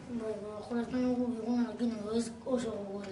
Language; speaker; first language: Basque; non-native, local second language; Spanish